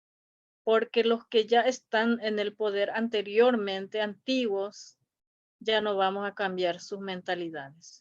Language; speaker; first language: Spanish; non-native, local second language; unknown